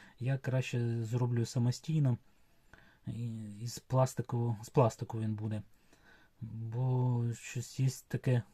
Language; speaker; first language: Ukrainian; non-native, local second language; Russian